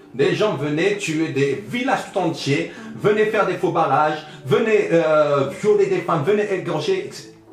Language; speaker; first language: French; early bilingual, other home language; Arabic